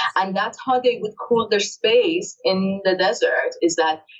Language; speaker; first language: English; early bilingual, other home language; Persian